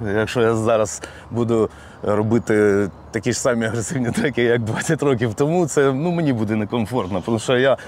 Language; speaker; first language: Ukrainian; non-native, local second language; Russian